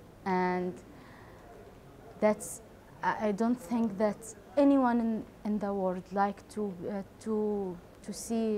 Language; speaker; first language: English; non-native, learner; Arabic